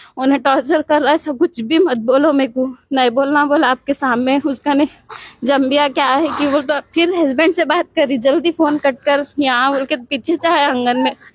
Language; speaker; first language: Hindi; non-native, local second language; Urdu